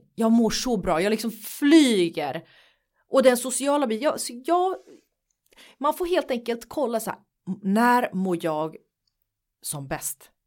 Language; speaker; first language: Swedish; native; Swedish